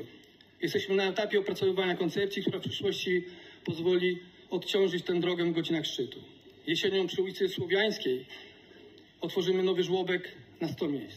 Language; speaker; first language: Polish; native; Polish